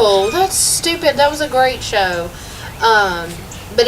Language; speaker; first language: English; native; English